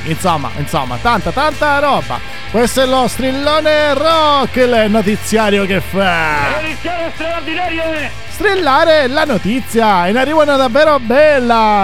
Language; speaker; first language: Italian; native; Italian